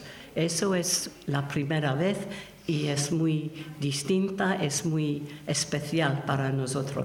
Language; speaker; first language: Spanish; non-native, learner; English